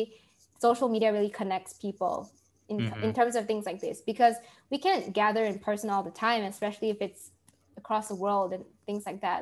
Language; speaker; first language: English; non-native, local second language; Malay